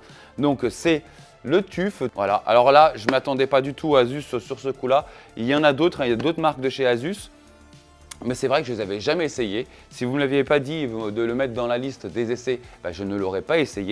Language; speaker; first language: French; native; French